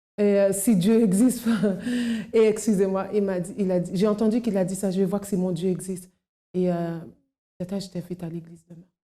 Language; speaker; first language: French; non-native, local second language; Haitian Creole